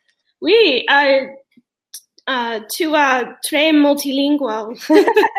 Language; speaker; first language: French; non-native, learner; English